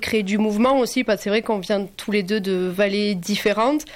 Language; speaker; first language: French; native; French